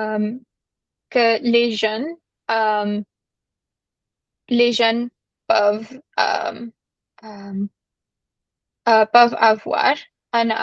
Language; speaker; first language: French; non-native, learner; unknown